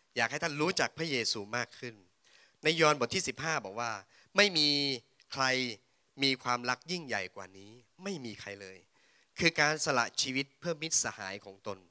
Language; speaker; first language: Thai; native; Thai